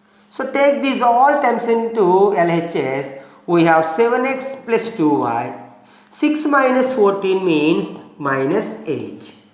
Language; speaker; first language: English; non-native, local second language; Telugu